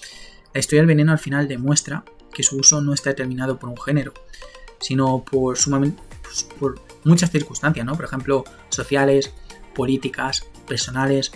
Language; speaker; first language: Spanish; native; Spanish